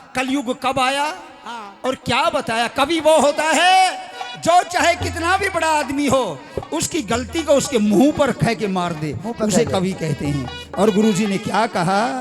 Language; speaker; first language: Hindi; native; Hindi